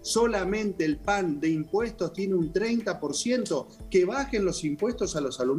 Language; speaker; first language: Spanish; native; Spanish